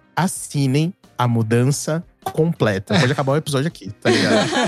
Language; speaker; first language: Portuguese; native; Portuguese